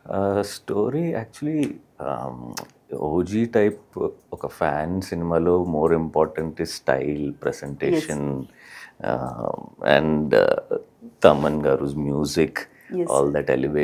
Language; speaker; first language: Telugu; non-native, learner; Malayalam